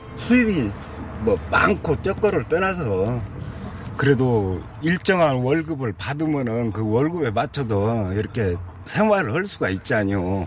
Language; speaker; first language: Korean; native; Korean